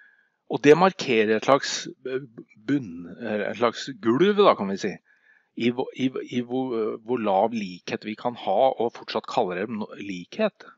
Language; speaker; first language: Norwegian; native; Norwegian